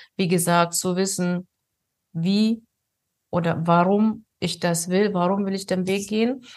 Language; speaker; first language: German; non-native, fluent; Amharic